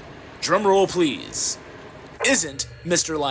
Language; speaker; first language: English; native; English